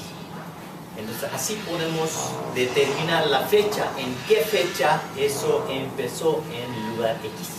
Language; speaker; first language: Spanish; non-native, fluent; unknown